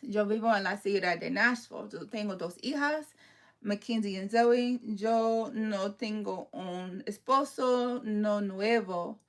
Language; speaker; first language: Spanish; non-native, learner; English